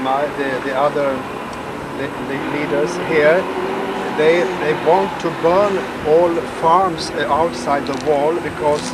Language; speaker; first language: English; non-native, fluent; Swedish